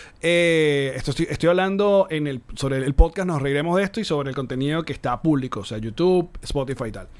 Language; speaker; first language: Spanish; native; Spanish